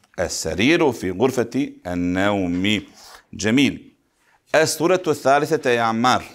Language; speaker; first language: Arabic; non-native, fluent; Bosnian